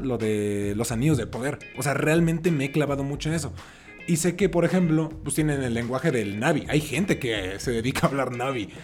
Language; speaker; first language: Spanish; native; Spanish